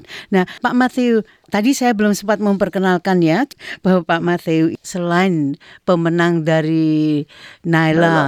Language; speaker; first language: Indonesian; native; Indonesian